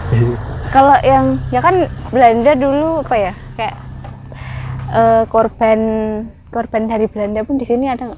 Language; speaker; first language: Indonesian; native; Indonesian